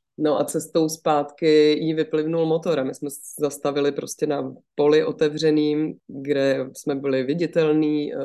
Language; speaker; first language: Czech; native; Czech